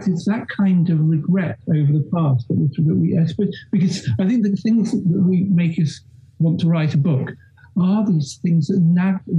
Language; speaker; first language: English; native; English